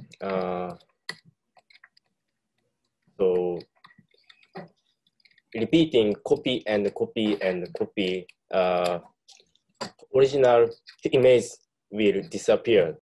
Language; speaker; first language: English; non-native, learner; Japanese